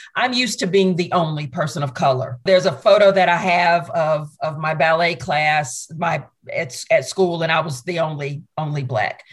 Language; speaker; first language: English; native; English